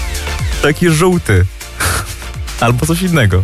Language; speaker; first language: Polish; native; Polish